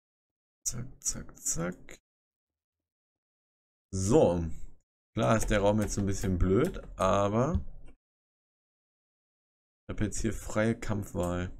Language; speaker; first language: German; native; German